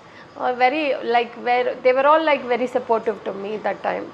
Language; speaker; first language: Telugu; non-native, local second language; Tamil